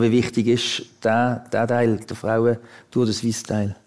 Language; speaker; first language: German; native; German